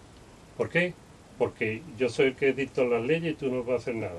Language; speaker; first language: Spanish; native; Spanish